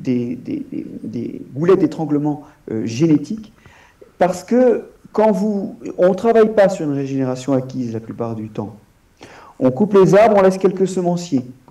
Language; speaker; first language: French; native; French